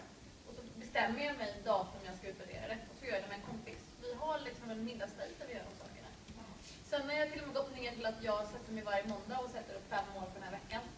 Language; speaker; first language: Swedish; native; Swedish